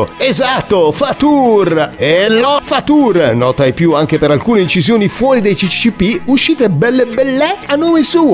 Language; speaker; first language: Italian; native; Italian